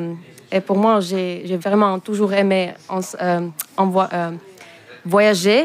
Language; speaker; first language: French; non-native, fluent; Finnish